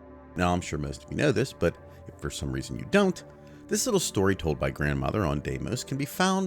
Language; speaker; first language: English; native; English